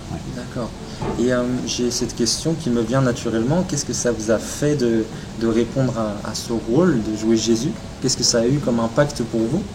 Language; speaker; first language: French; native; French